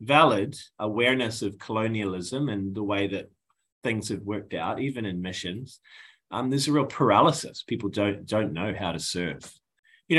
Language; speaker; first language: English; native; English